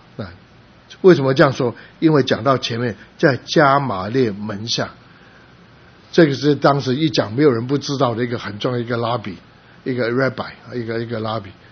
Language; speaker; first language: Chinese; early bilingual, other home language; Cantonese